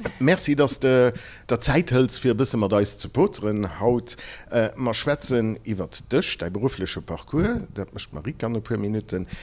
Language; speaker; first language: Luxembourgish; native; Luxembourgish